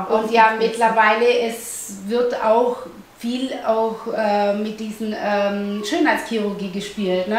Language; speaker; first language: German; early bilingual, other home language; Italian